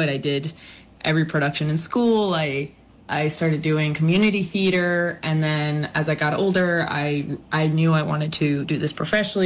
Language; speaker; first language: English; non-native, local second language; Spanish